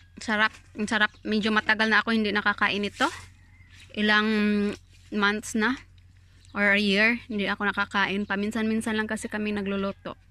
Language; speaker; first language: Filipino; non-native, local second language; Cebuano